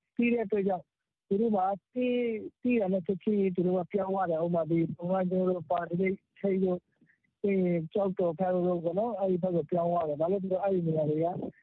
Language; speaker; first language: Burmese; non-native, local second language; Rohingya